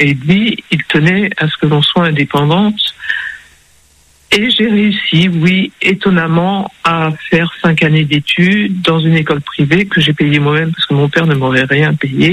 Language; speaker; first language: French; early bilingual, other home language; Spanish